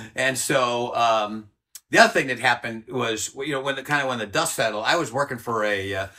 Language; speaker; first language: English; native; English